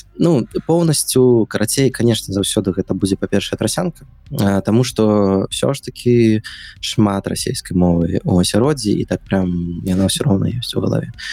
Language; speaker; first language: Belarusian; non-native, local second language; Russian